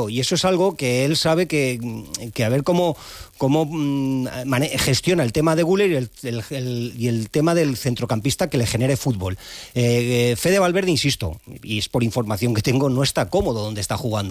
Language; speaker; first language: Spanish; native; Spanish